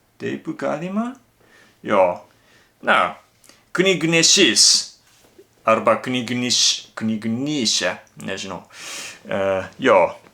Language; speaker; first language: Lithuanian; non-native, fluent; Japanese